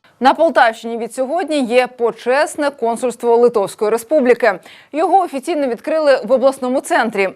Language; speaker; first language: Ukrainian; native; Ukrainian